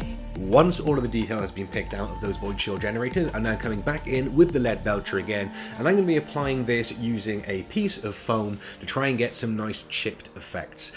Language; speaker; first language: English; native; English